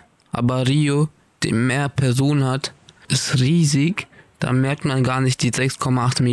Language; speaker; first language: German; early bilingual, other home language; Portuguese